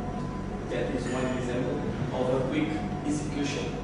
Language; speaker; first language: English; non-native, learner; Portuguese